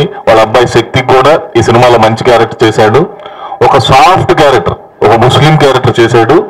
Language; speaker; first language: Telugu; native; Telugu